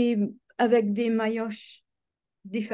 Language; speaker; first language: French; non-native, fluent; English